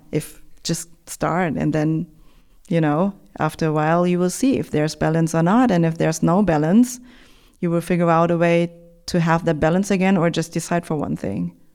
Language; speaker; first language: English; non-native, fluent; German